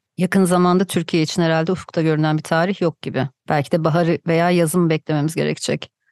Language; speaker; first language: Turkish; native; Turkish